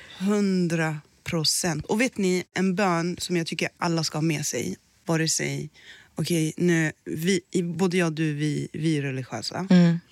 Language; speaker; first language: Swedish; early bilingual, other home language; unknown